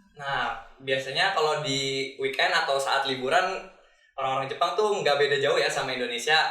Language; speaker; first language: Indonesian; native; Indonesian